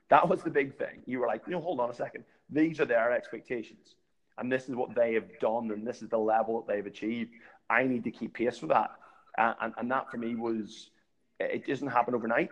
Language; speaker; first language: English; native; English